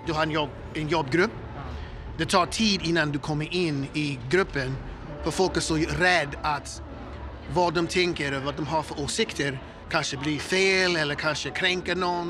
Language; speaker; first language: Swedish; non-native, fluent; English